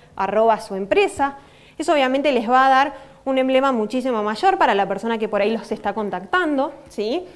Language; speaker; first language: Spanish; native; Spanish